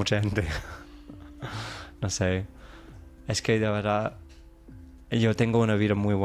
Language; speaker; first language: Spanish; non-native, fluent; English